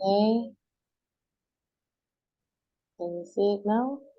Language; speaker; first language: English; non-native, fluent; Indonesian